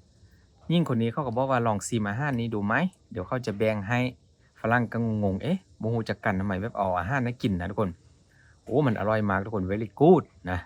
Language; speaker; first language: Thai; non-native, local second language; Northeastern Thai